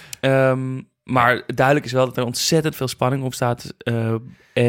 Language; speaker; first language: Dutch; native; Dutch